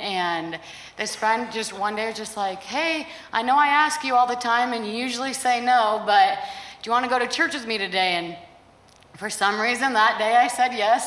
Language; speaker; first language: English; native; English